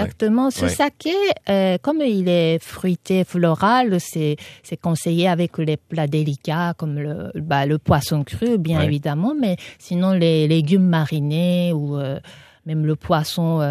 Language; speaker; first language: French; non-native, fluent; Japanese